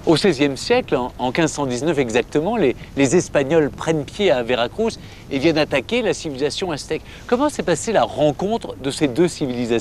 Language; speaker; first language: French; native; French